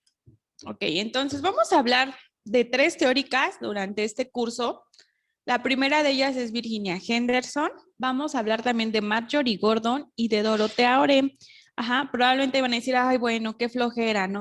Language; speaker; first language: Spanish; native; Spanish